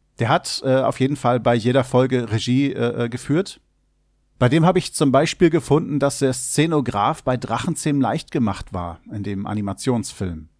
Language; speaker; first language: German; native; German